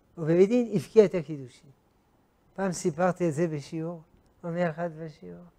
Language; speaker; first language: Hebrew; non-native, fluent; French